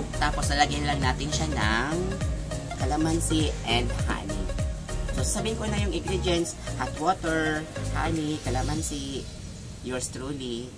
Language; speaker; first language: Filipino; non-native, local second language; Bikol